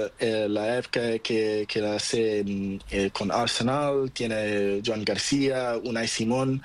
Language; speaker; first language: Spanish; non-native, learner; Portuguese